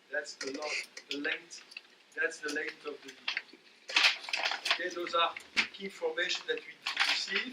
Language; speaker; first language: English; non-native, fluent; French